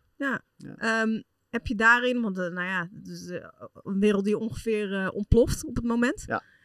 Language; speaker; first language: Dutch; native; Dutch